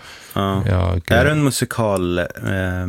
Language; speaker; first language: Swedish; native; Swedish